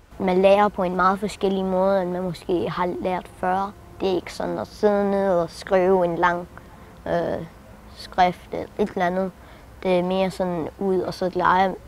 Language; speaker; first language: Danish; early bilingual, heritage; Danish